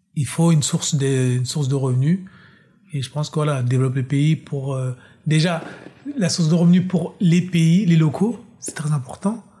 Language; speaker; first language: French; early bilingual, other home language; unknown